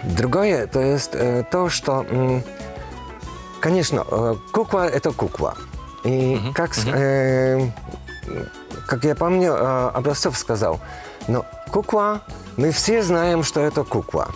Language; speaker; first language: Russian; non-native, learner; Polish